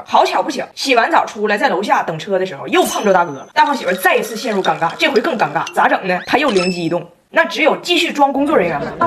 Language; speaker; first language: Chinese; native; Chinese